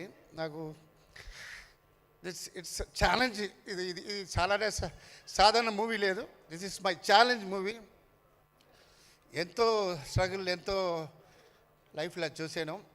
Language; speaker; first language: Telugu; non-native, local second language; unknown